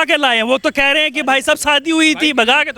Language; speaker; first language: Hindi; native; Hindi